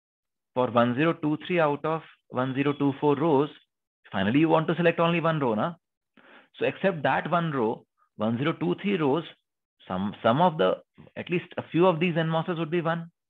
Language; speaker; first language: English; non-native, local second language; Hindi